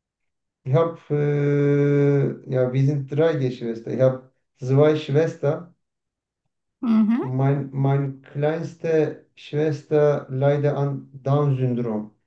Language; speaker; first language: German; non-native, learner; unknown